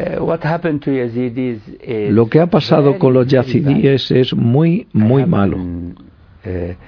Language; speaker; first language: Spanish; non-native, fluent; Arabic